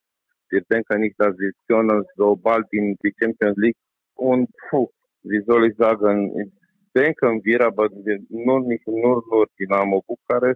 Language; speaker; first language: German; non-native, learner; Romanian